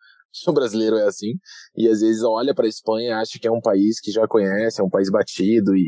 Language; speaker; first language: Portuguese; native; Portuguese